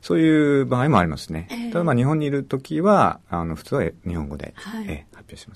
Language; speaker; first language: Japanese; native; Japanese